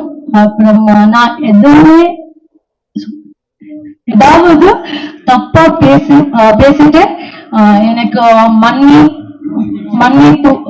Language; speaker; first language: Tamil; non-native, learner; Kannada